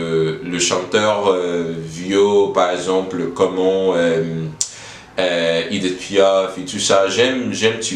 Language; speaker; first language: French; non-native, learner; English